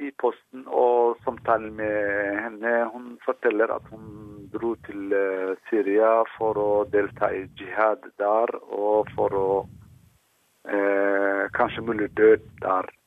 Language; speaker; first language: Norwegian; non-native, fluent; Somali